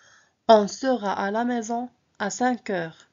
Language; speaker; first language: French; non-native, local second language; Arabic